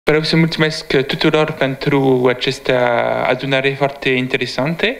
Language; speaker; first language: Romanian; non-native, learner; French